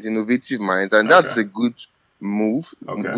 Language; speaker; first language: English; non-native, local second language; Yoruba